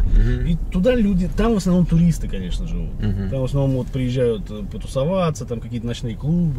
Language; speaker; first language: Russian; native; Russian